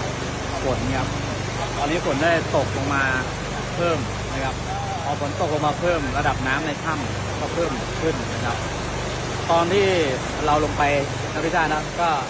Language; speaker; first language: Thai; native; Thai